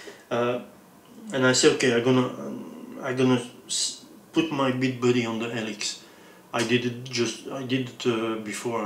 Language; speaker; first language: English; non-native, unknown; French